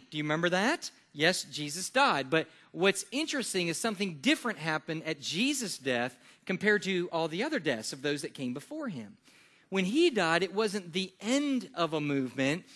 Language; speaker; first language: English; native; English